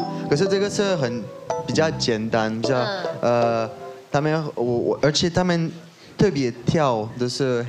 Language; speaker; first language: Chinese; non-native, fluent; French